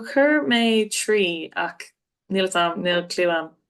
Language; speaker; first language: Irish; non-native, local second language; English